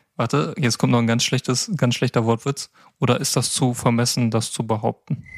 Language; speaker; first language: German; native; German